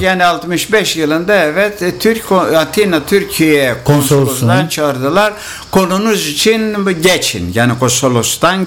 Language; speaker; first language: Turkish; non-native, local second language; Greek